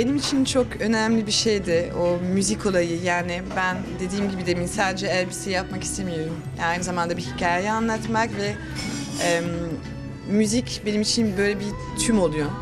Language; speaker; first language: Turkish; early bilingual, heritage; Turkish